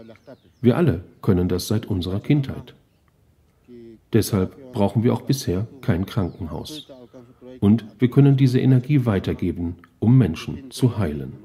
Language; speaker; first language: German; native; German